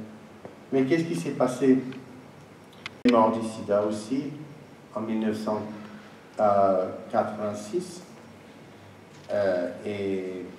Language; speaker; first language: French; non-native, fluent; English